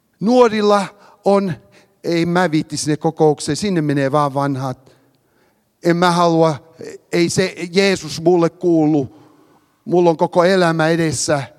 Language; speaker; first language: Finnish; early bilingual, heritage; Finnish